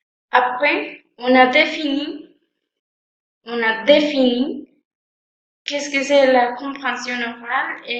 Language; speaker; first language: French; non-native, fluent; Spanish